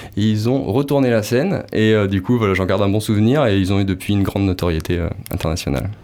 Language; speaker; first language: French; native; French